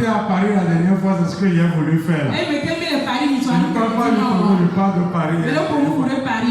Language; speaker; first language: French; non-native, local second language; Ewe